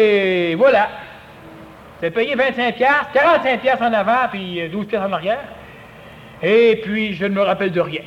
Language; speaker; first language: French; native; French